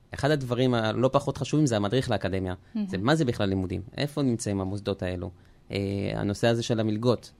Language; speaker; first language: Hebrew; early bilingual, other home language; French